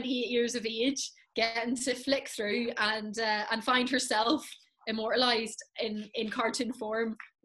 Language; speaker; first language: English; native; English